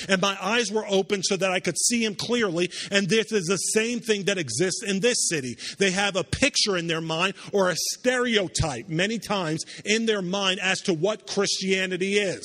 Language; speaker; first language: English; native; English